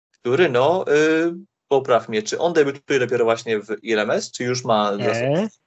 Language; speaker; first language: Polish; native; Polish